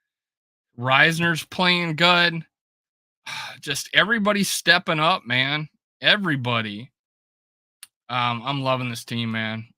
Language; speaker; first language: English; native; English